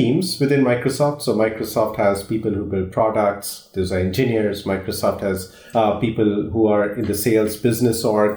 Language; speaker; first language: English; non-native, local second language; Hindi